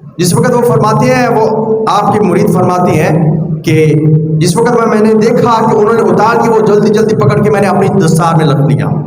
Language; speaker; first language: Urdu; non-native, local second language; Punjabi